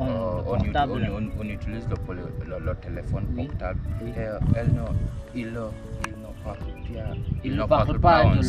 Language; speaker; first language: French; non-native, learner; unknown